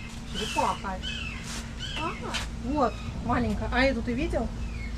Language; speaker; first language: Russian; native; Russian